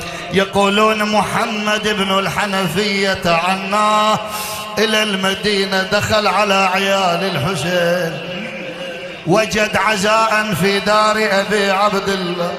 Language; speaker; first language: Arabic; native; Arabic